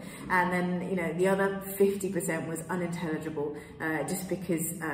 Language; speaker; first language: English; native; English